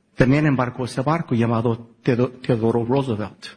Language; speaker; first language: Spanish; early bilingual, heritage; Spanish